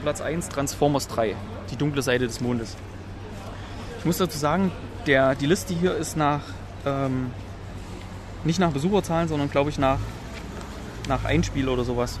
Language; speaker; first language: German; native; German